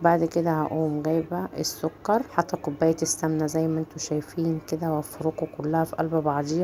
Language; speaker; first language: Arabic; native; Arabic